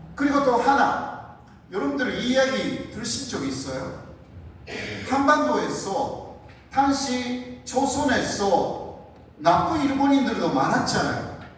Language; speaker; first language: Korean; non-native, fluent; Japanese